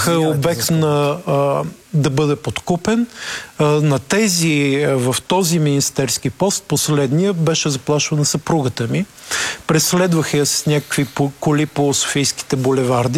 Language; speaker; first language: Bulgarian; native; Bulgarian